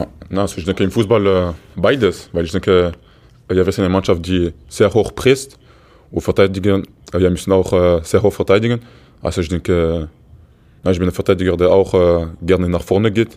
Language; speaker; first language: German; non-native, fluent; Portuguese